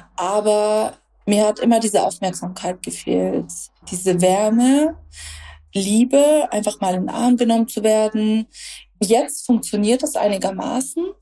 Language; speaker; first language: German; early bilingual, other home language; Russian